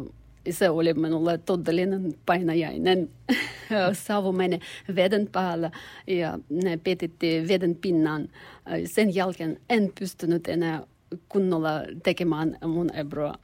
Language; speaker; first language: Finnish; non-native, learner; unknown